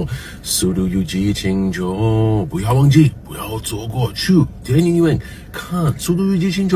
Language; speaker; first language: Chinese; non-native, learner; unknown